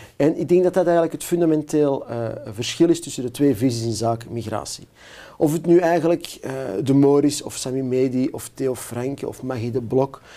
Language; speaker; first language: Dutch; native; Dutch